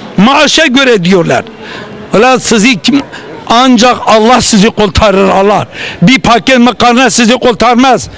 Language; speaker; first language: Turkish; non-native, local second language; Kurdish